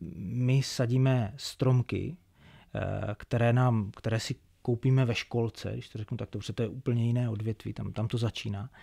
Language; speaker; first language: Czech; native; Czech